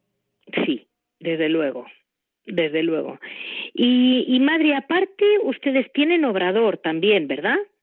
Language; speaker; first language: Spanish; native; Spanish